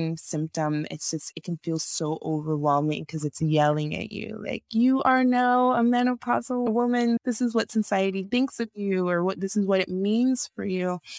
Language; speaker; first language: English; non-native, local second language; Yoruba